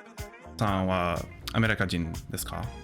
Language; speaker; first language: Japanese; non-native, learner; English